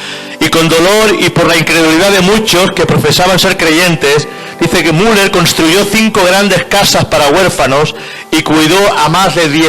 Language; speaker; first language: Spanish; native; Spanish